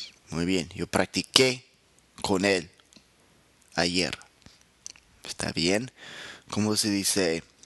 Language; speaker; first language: Spanish; non-native, fluent; English